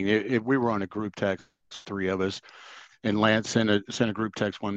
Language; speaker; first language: English; native; English